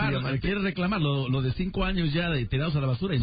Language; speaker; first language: Spanish; native; Spanish